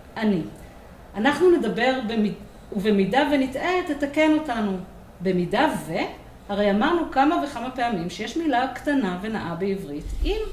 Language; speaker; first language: Hebrew; native; Hebrew